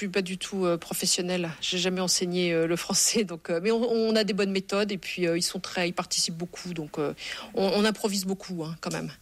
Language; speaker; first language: French; native; French